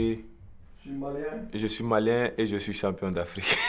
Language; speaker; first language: French; non-native, local second language; Bambara